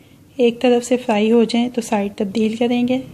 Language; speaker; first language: Urdu; native; Urdu